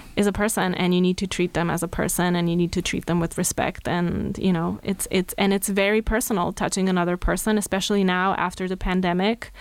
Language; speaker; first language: English; non-native, fluent; Slovenian